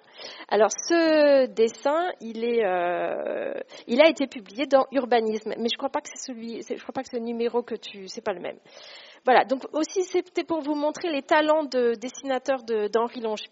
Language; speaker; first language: French; native; French